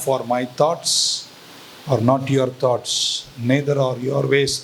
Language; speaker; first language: English; non-native, local second language; Tamil